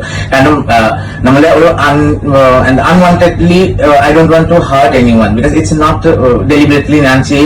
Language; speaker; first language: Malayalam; non-native, fluent; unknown